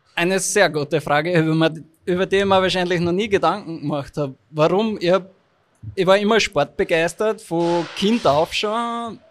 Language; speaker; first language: German; native; German